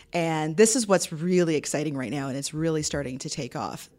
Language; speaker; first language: English; native; English